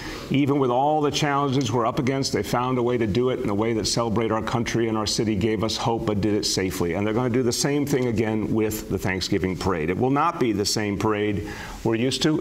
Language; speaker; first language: English; native; English